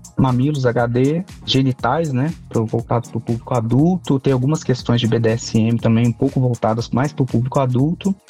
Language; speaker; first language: Portuguese; native; Portuguese